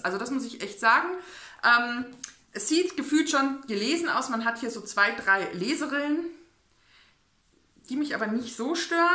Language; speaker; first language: German; native; German